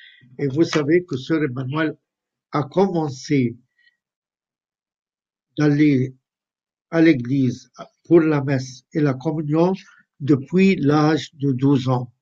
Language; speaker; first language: French; non-native, fluent; Arabic